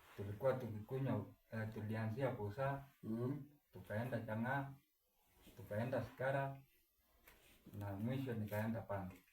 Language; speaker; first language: Swahili; non-native, local second language; Kalenjin